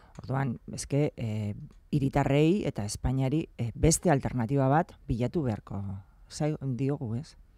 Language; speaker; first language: Basque; non-native, local second language; Spanish